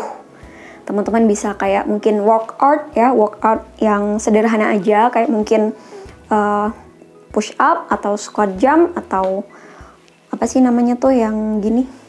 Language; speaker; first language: Indonesian; native; Indonesian